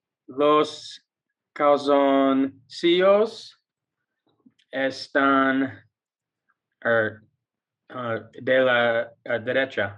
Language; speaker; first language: Spanish; non-native, learner; English